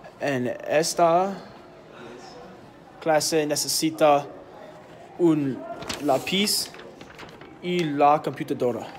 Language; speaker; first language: Spanish; non-native, learner; English